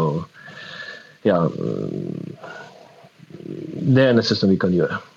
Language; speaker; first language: Norwegian; non-native, learner; Russian